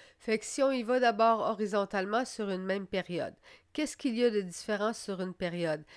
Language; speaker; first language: French; native; French